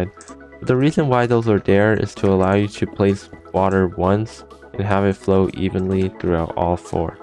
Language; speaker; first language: English; native; English